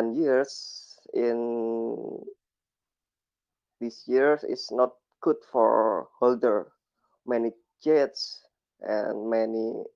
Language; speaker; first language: English; non-native, learner; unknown